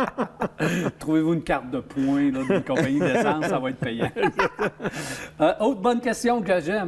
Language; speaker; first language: French; native; French